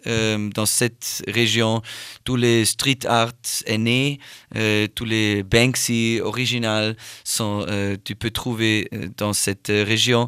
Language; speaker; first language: French; non-native, learner; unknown